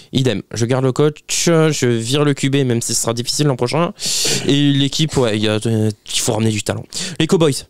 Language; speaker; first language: French; native; French